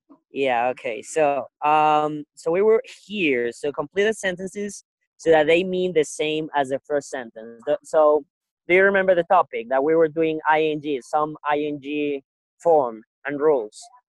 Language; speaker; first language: English; non-native, fluent; Spanish